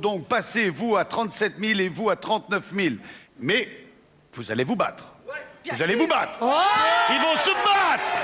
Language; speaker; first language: French; native; French